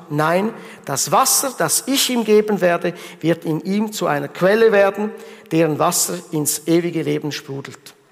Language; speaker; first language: German; early bilingual, heritage; German